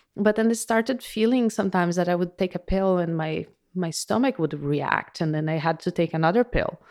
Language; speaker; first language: English; non-native, fluent; Portuguese